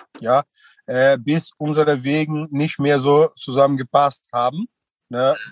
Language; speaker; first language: German; non-native, fluent; Portuguese